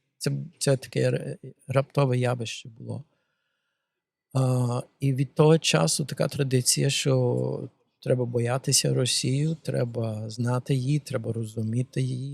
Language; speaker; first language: Ukrainian; early bilingual, heritage; Ukrainian